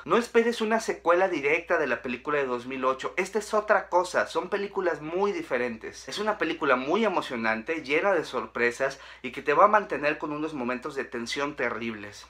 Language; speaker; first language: Spanish; native; Spanish